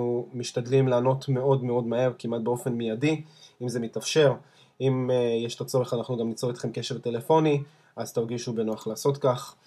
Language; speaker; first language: Hebrew; native; Hebrew